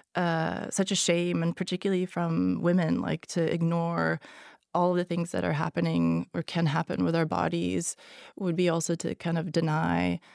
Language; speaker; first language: English; non-native, fluent; Hungarian